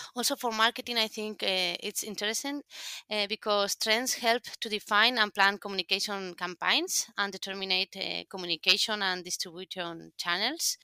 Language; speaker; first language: English; non-native, fluent; Spanish